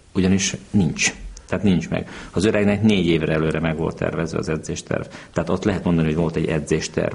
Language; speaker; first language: Hungarian; native; Hungarian